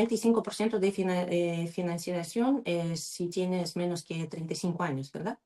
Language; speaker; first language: Spanish; non-native, learner; Russian